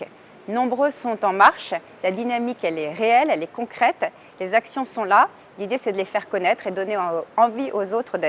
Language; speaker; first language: French; native; French